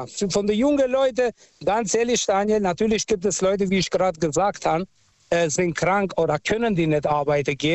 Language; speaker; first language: German; non-native, fluent; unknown